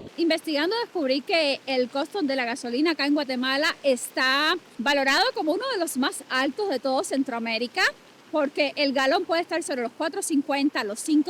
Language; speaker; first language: Spanish; native; Spanish